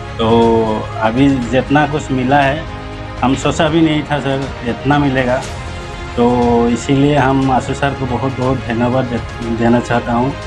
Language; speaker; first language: Hindi; non-native, local second language; Assamese